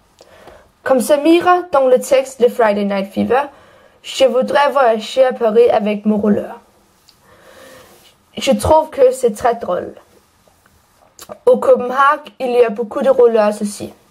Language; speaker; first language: French; non-native, learner; Danish